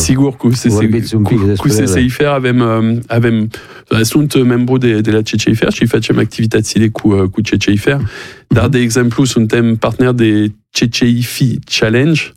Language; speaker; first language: Romanian; non-native, learner; French